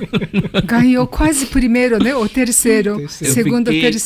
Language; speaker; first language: Portuguese; non-native, learner; Japanese